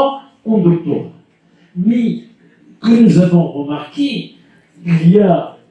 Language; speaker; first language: French; non-native, local second language; Arabic